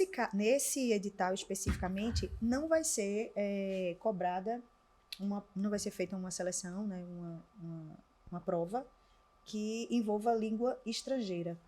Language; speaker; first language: Portuguese; native; Portuguese